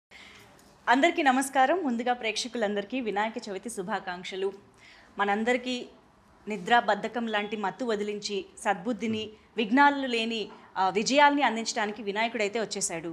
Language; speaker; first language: Telugu; native; Telugu